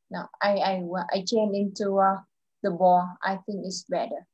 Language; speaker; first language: English; non-native, fluent; Vietnamese